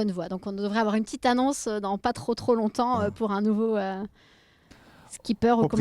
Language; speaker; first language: French; native; French